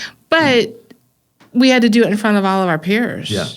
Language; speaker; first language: English; native; English